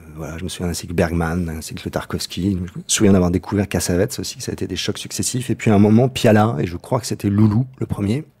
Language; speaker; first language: French; native; French